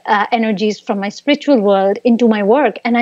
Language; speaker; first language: English; non-native, local second language; Hindi